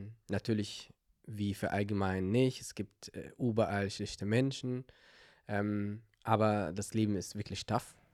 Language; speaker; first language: German; non-native, fluent; Arabic